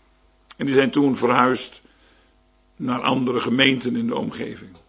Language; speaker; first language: Dutch; native; Dutch